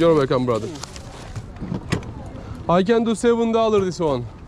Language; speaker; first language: English; non-native, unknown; Turkish